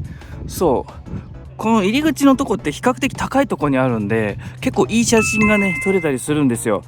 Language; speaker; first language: Japanese; native; Japanese